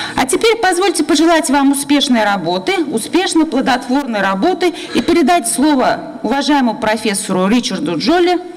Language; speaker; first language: Russian; native; Russian